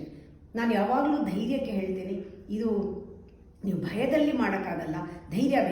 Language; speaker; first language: Kannada; native; Kannada